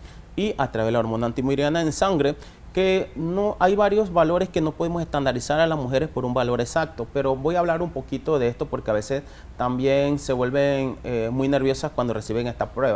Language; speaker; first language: Spanish; native; Spanish